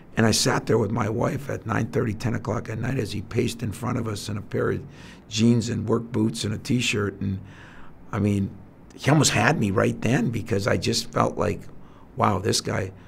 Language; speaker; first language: English; native; English